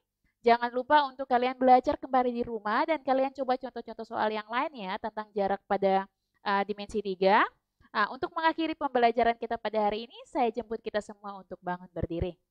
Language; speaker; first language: Indonesian; native; Indonesian